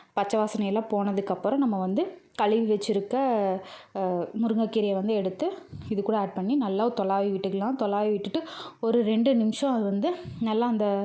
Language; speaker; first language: Tamil; native; Tamil